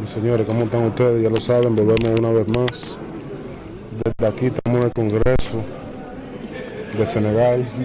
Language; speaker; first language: Spanish; early bilingual, heritage; Spanish